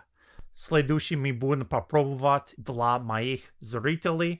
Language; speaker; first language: Russian; non-native, fluent; English